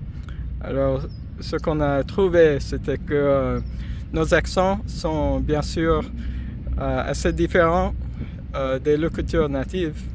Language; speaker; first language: French; non-native, fluent; English